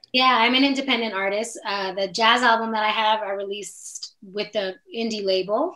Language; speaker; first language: English; native; English